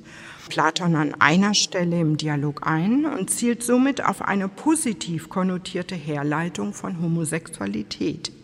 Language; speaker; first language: German; native; German